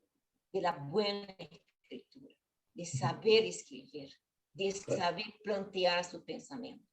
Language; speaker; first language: Spanish; non-native, learner; Portuguese